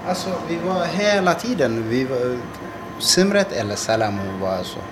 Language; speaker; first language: Swedish; non-native, learner; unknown